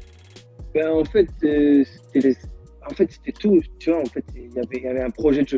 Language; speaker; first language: French; non-native, local second language; Arabic